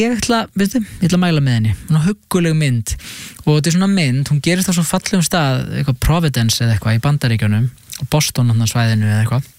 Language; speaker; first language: Icelandic; native; Icelandic